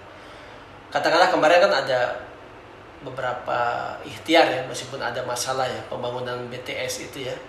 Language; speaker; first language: Indonesian; native; Indonesian